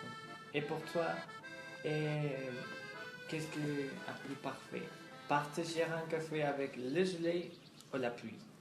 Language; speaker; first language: French; non-native, learner; Spanish